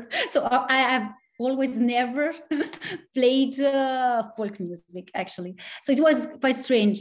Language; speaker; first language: English; non-native, fluent; Italian